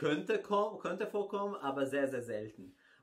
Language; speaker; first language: German; non-native, fluent; Arabic